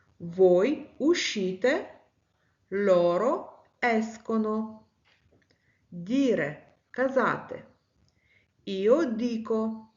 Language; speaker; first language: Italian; non-native, fluent; Ukrainian